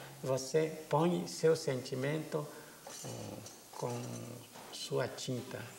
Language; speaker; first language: Portuguese; non-native, fluent; Japanese